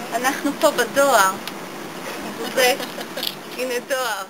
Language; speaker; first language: Hebrew; non-native, learner; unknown